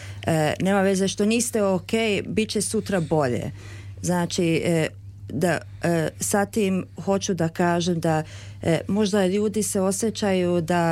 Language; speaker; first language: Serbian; early bilingual, heritage; Serbian